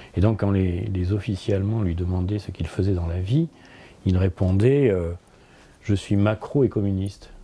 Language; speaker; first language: French; native; French